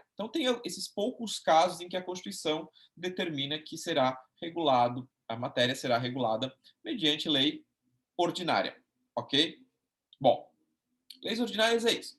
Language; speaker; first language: Portuguese; native; Portuguese